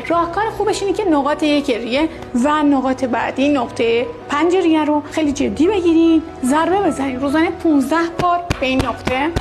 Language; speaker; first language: Persian; native; Persian